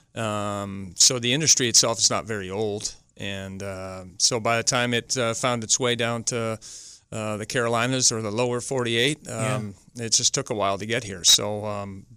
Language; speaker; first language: English; native; English